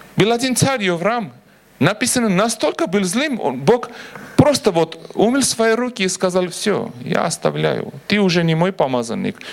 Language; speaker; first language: Russian; non-native, local second language; Armenian